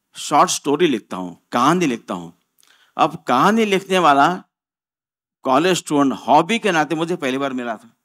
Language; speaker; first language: Hindi; non-native, local second language; Marathi